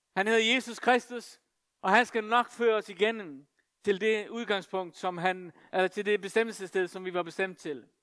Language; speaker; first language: Danish; non-native, local second language; Faroese